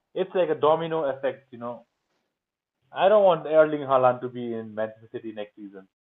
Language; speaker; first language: English; non-native, local second language; Nepali